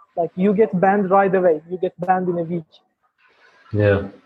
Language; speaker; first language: English; non-native, fluent; Turkish